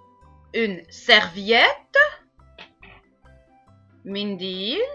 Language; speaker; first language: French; non-native, local second language; Arabic